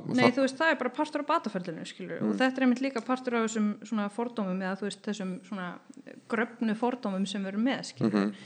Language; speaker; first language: Icelandic; non-native, fluent; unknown